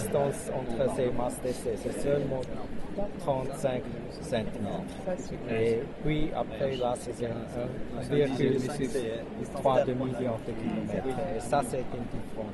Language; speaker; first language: French; non-native, fluent; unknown